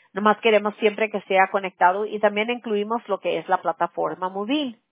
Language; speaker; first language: Spanish; early bilingual, other home language; English